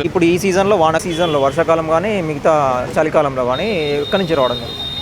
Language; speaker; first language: Telugu; native; Telugu